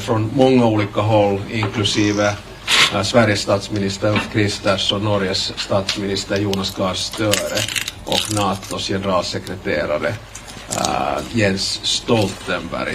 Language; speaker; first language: Swedish; native; Swedish